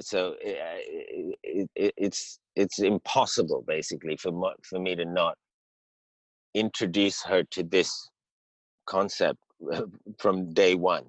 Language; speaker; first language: English; early bilingual, heritage; English